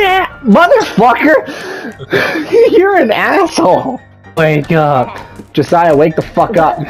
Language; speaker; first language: English; native; English